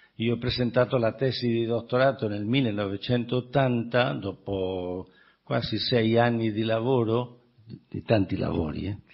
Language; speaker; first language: Italian; non-native, fluent; Spanish